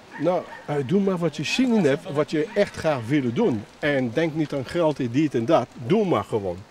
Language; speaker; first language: Dutch; non-native, fluent; French